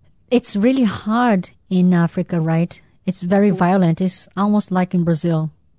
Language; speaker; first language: English; non-native, fluent; Portuguese